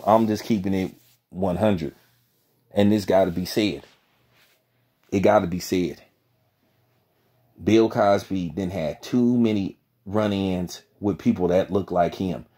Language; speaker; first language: English; native; English